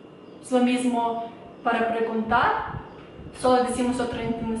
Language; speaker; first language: Spanish; non-native, fluent; Ukrainian